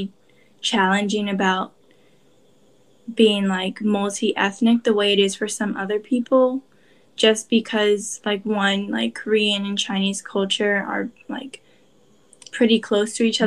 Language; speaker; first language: English; native; English